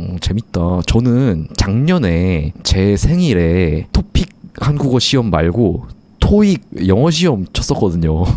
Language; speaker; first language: Korean; native; Korean